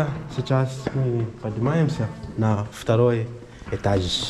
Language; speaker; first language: Russian; non-native, learner; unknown